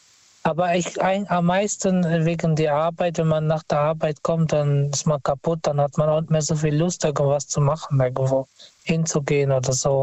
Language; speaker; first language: German; non-native, fluent; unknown